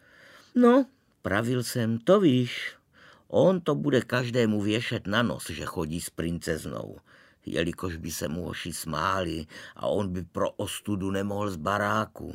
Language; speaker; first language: Czech; native; Czech